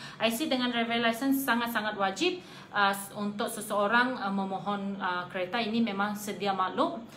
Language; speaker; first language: Malay; non-native, local second language; Iban